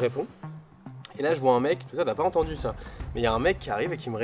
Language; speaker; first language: French; native; French